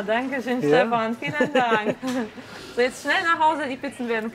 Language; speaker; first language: German; non-native, fluent; Italian